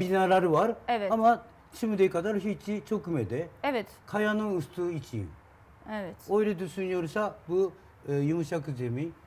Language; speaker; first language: Turkish; non-native, learner; Japanese